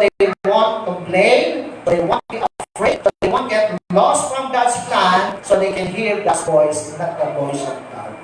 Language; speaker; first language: English; non-native, local second language; Filipino